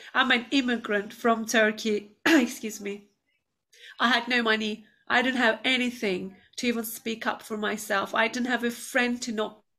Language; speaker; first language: English; non-native, fluent; Turkish